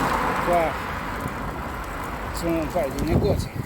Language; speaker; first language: Italian; non-native, fluent; Romanian